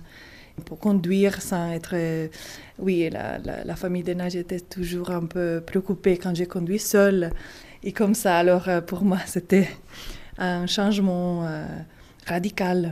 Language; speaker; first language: French; non-native, learner; Italian